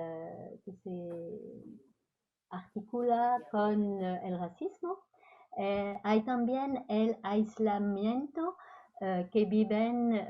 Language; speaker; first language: Spanish; non-native, learner; French